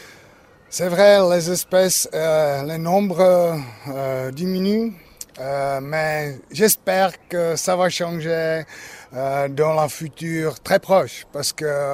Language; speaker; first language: French; non-native, learner; Czech